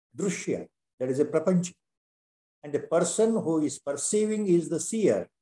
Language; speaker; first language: English; non-native, local second language; Kannada